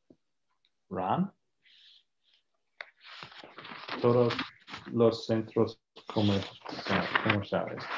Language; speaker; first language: Spanish; non-native, learner; English